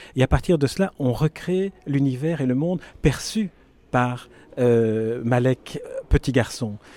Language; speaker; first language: French; native; French